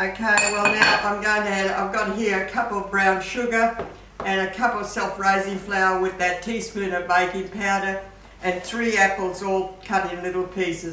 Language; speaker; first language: English; native; English